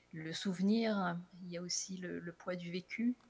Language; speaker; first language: French; native; French